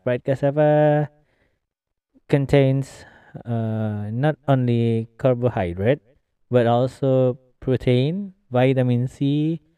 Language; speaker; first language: English; non-native, learner; Indonesian